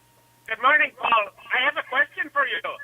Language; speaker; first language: English; native; English